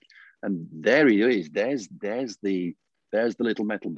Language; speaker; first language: English; native; English